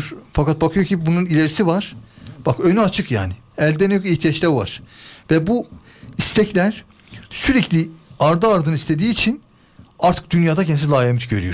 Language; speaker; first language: Turkish; native; Turkish